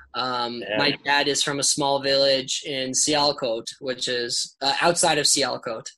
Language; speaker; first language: English; early bilingual, other home language; Urdu